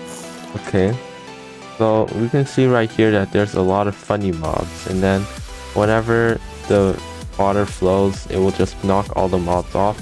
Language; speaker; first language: English; native; English